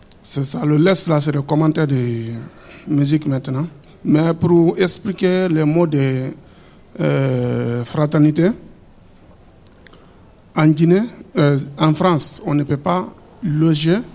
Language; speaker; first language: French; non-native, learner; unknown